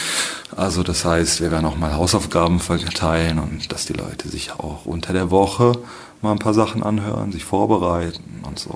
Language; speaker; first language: German; native; German